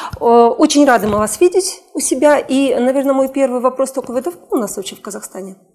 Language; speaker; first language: Russian; native; Russian